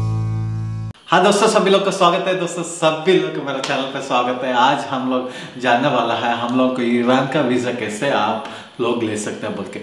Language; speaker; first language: Hindi; non-native, local second language; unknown